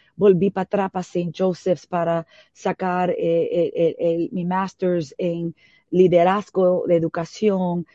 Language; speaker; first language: Spanish; early bilingual, heritage; Spanish